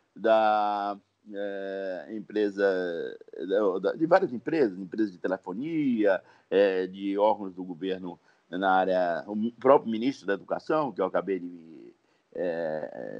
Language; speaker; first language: Portuguese; native; Portuguese